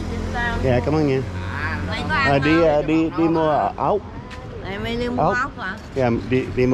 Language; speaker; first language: Vietnamese; non-native, learner; English